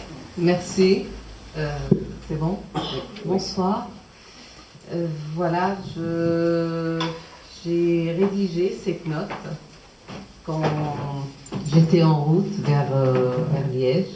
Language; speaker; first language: French; non-native, fluent; Arabic